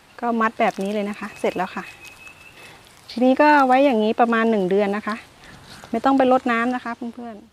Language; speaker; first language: Thai; native; Thai